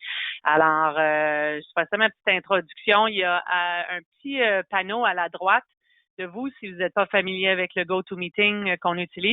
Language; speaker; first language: French; native; French